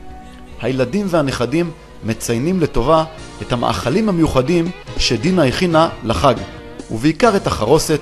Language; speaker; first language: Hebrew; native; Hebrew